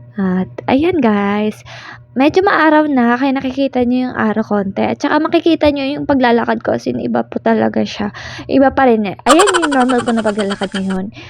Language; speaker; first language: Filipino; non-native, local second language; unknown